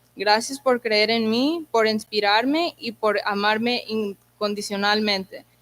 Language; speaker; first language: Spanish; early bilingual, heritage; Spanish